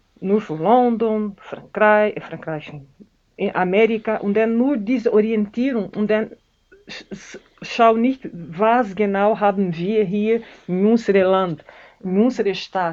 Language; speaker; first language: German; non-native, learner; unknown